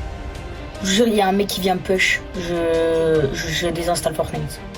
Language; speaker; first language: French; native; French